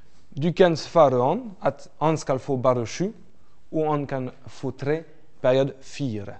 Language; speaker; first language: Norwegian; non-native, learner; French